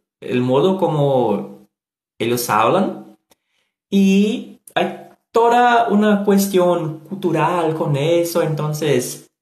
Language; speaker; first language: Spanish; non-native, learner; Portuguese